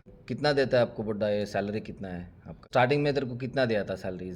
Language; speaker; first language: Hindi; non-native, local second language; Telugu